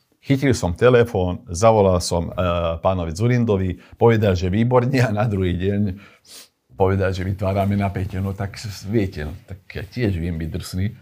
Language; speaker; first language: Slovak; non-native, local second language; Hungarian